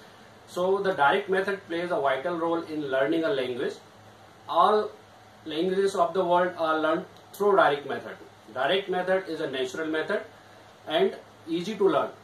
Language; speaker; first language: English; non-native, local second language; Hindi